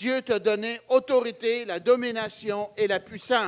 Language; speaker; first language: French; native; French